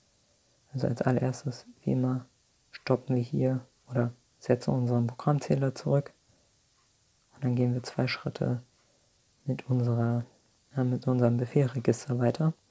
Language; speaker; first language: German; native; German